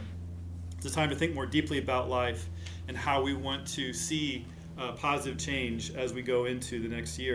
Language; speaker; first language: English; native; English